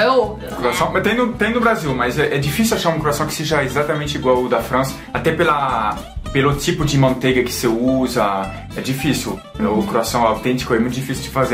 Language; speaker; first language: Portuguese; non-native, fluent; French